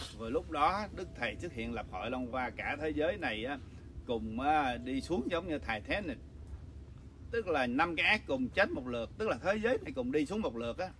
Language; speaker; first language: Vietnamese; early bilingual, other home language; English